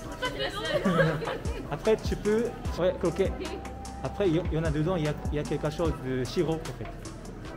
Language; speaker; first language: French; non-native, learner; Japanese